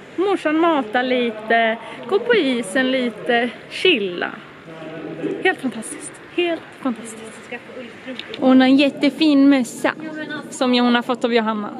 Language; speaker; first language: Swedish; native; Swedish